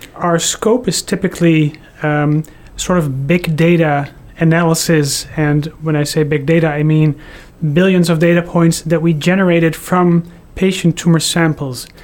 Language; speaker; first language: English; non-native, fluent; Dutch